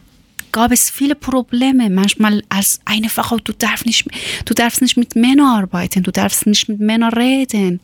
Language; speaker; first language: German; non-native, learner; Persian